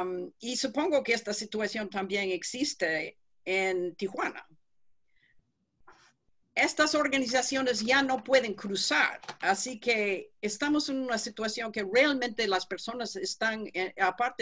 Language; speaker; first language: Spanish; non-native, fluent; English